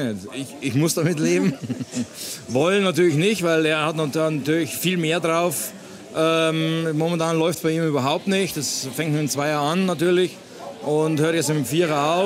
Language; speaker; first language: German; native; German